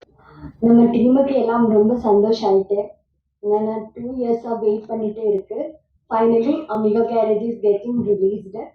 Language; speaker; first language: Tamil; non-native, fluent; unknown